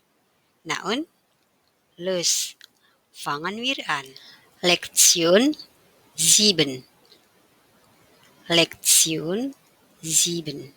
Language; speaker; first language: German; non-native, fluent; Indonesian